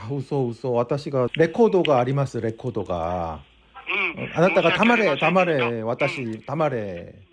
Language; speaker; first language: Japanese; non-native, learner; Korean